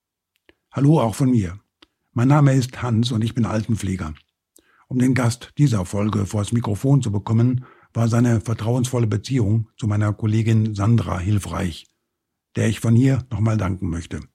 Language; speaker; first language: German; native; German